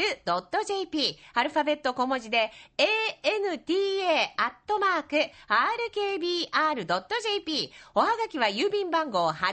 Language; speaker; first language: Japanese; native; Japanese